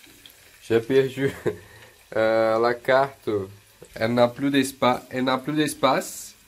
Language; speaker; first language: French; non-native, fluent; Portuguese